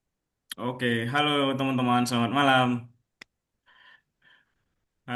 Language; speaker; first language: Indonesian; native; Indonesian